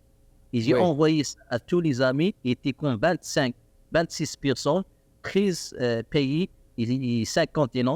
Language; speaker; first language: French; non-native, learner; Arabic